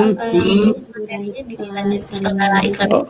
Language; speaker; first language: Indonesian; native; Indonesian